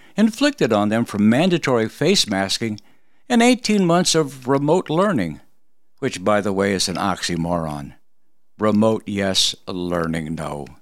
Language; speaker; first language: English; early bilingual, other home language; Polish